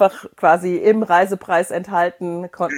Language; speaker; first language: German; native; German